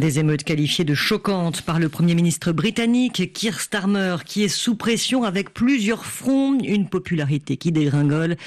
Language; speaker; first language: French; native; French